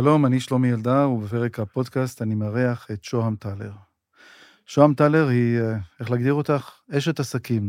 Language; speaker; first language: Hebrew; native; Hebrew